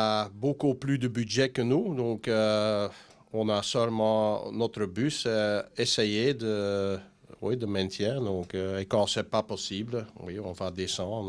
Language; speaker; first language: French; non-native, learner; Dutch